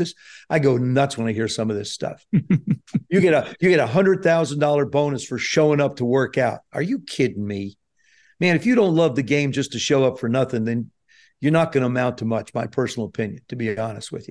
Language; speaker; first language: English; native; English